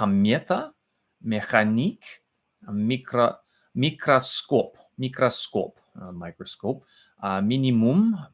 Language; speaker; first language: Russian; non-native, learner; English